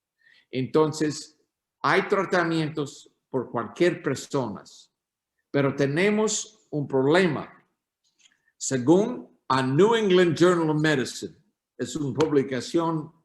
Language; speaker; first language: Spanish; non-native, learner; English